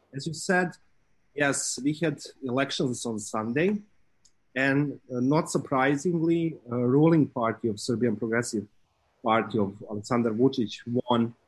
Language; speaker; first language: English; non-native, fluent; Serbian